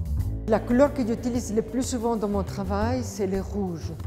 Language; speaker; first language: French; non-native, fluent; Spanish